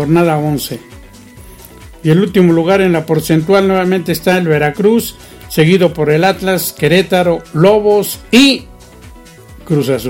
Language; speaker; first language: Spanish; native; Spanish